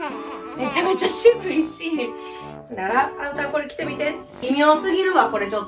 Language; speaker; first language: Japanese; native; Japanese